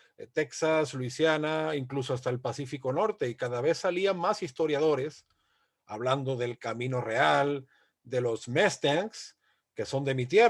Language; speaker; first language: Spanish; native; Spanish